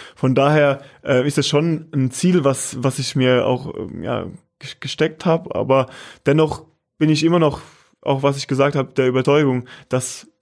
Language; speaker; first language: German; native; German